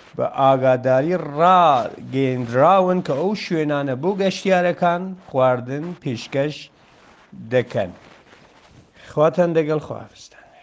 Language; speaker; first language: Central Kurdish; non-native, local second language; Southern Kurdish